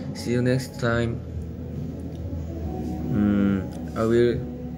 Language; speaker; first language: English; non-native, learner; Korean